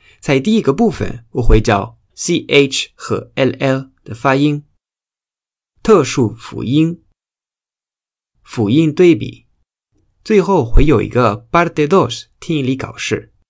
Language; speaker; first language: Chinese; non-native, fluent; Spanish